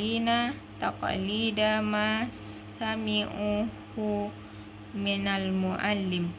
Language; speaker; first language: Arabic; non-native, learner; Indonesian